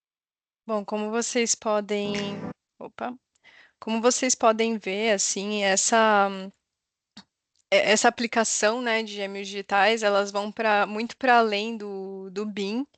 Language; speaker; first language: Portuguese; native; Portuguese